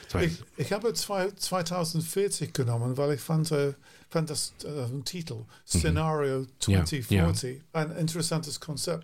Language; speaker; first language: German; non-native, fluent; English